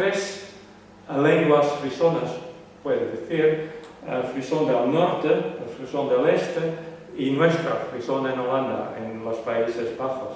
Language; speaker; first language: Spanish; non-native, learner; Western Frisian